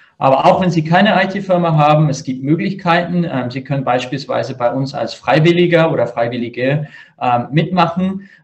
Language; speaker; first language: German; native; German